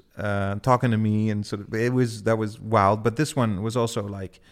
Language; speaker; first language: English; non-native, fluent; Dutch